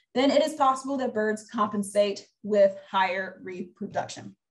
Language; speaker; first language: English; native; English